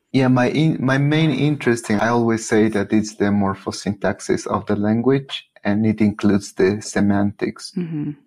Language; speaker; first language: English; non-native, fluent; Spanish